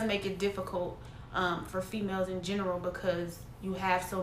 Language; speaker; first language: English; native; English